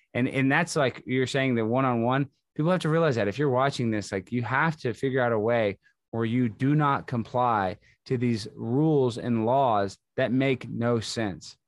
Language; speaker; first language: English; native; English